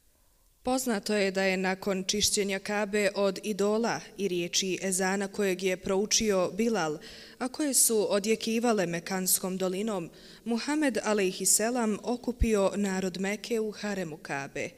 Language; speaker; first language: Bosnian; native; Bosnian